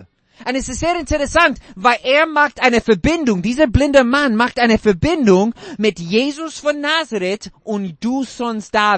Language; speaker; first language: German; non-native, fluent; English